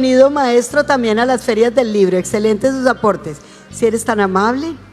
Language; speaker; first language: Spanish; native; Spanish